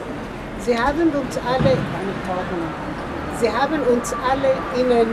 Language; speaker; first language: German; early bilingual, heritage; Hebrew